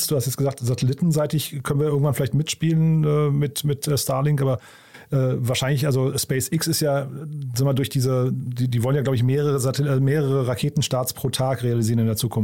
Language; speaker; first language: German; native; German